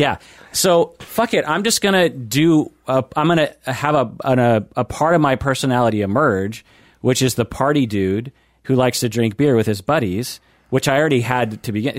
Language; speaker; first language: English; native; English